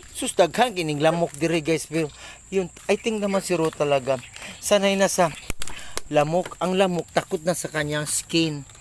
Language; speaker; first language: Filipino; non-native, local second language; Cebuano